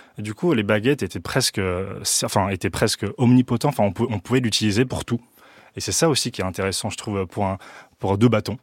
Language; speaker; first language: French; early bilingual, other home language; Wu Chinese